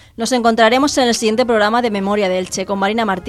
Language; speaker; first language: Spanish; native; Spanish